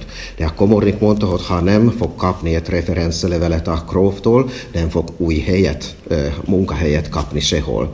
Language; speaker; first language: Hungarian; non-native, fluent; Finnish